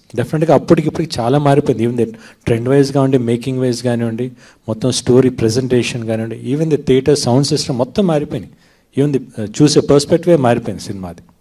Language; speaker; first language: Telugu; native; Telugu